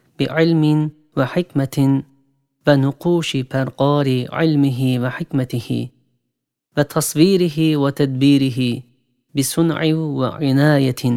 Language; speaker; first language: Arabic; non-native, fluent; Turkish